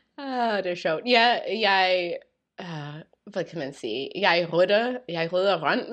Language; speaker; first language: Danish; non-native, learner; English